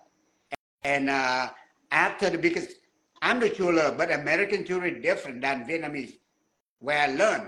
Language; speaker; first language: English; non-native, learner; Vietnamese